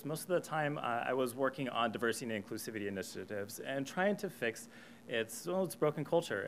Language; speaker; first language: English; native; English